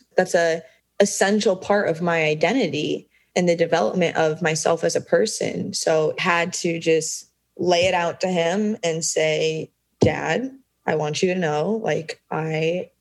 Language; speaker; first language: English; native; English